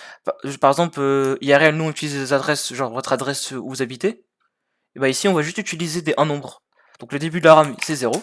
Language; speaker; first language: French; native; French